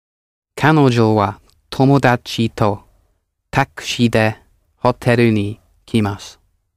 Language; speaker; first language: Japanese; non-native, learner; English